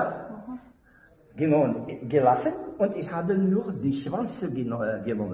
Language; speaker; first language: German; non-native, learner; French